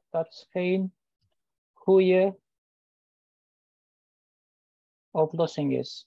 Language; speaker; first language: Dutch; non-native, learner; Turkish